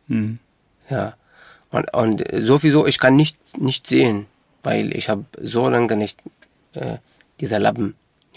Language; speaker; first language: German; non-native, local second language; Arabic